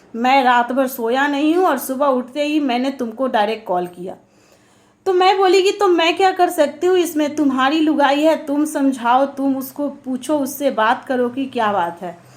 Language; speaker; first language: Hindi; native; Hindi